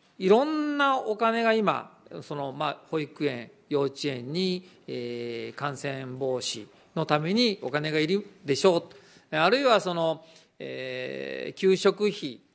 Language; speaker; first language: Japanese; native; Japanese